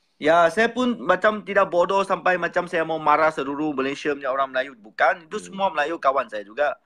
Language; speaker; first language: Malay; non-native, local second language; Chinese